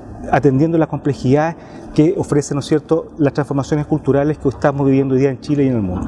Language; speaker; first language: Spanish; native; Spanish